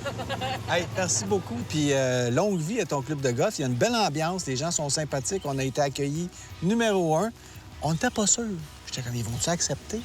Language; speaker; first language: French; native; French